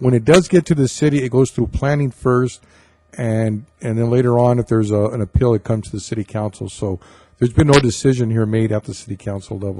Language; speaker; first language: English; early bilingual, other home language; Spanish